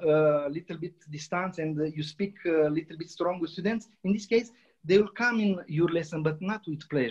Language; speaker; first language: English; non-native, learner; Romanian